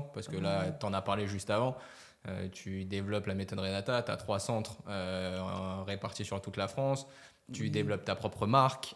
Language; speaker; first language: French; native; French